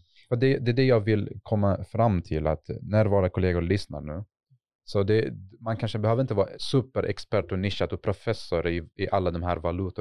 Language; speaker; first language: Swedish; non-native, fluent; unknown